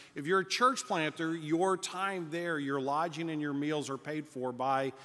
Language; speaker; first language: English; native; English